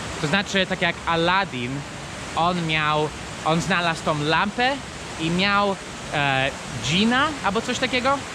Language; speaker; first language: Polish; non-native, fluent; English